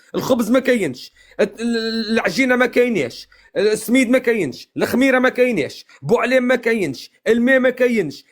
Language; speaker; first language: Arabic; native; Arabic